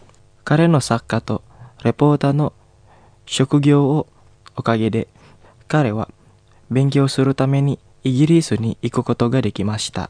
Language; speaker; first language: Japanese; non-native, learner; Indonesian